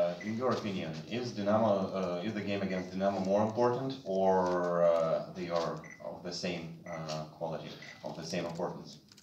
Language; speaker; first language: English; non-native, fluent; Russian